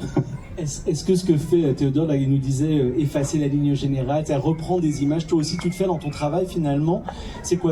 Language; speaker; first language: French; native; French